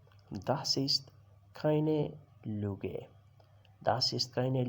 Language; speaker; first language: German; non-native, learner; Urdu